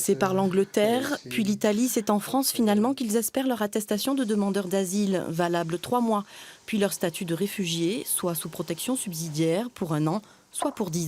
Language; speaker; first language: French; native; French